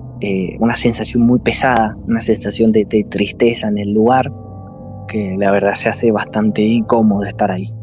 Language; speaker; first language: Spanish; native; Spanish